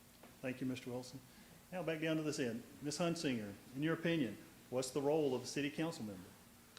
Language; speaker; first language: English; native; English